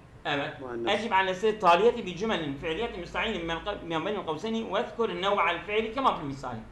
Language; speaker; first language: Arabic; non-native, fluent; Turkish